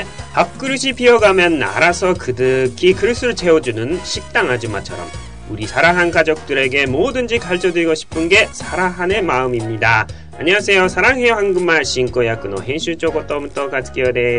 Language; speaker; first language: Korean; non-native, fluent; Japanese